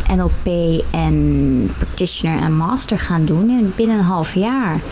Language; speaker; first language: Dutch; native; Dutch